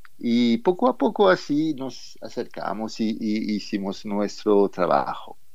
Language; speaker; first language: Spanish; non-native, fluent; French